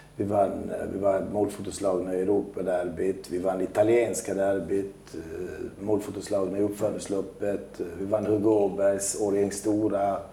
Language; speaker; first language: Swedish; early bilingual, other home language; Albanian